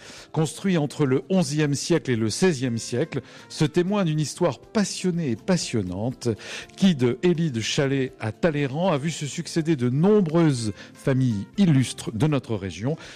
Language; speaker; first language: French; native; French